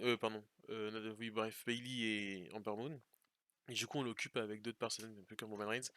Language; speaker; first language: French; native; French